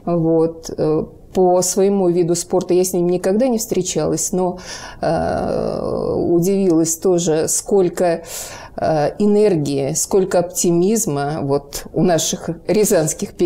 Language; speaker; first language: Russian; native; Russian